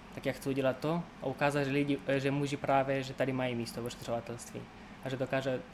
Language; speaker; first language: Czech; non-native, fluent; Romanian